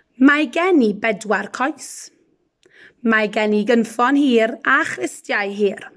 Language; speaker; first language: Welsh; non-native, local second language; English